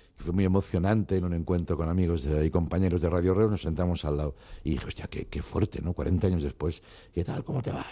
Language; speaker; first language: Spanish; non-native, local second language; Catalan